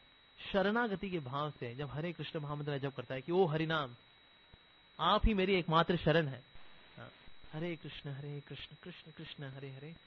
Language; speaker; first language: Hindi; native; Hindi